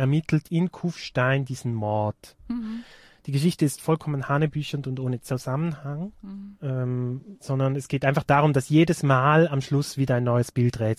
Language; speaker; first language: German; native; German